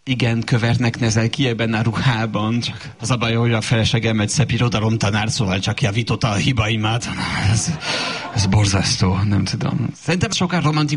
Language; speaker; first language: Hungarian; non-native, fluent; French